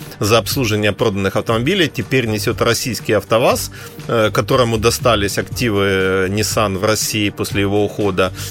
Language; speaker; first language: Russian; native; Russian